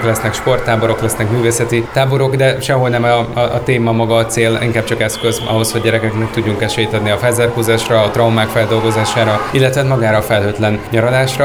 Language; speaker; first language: Hungarian; native; Hungarian